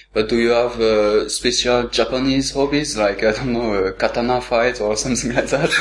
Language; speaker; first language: English; non-native, learner; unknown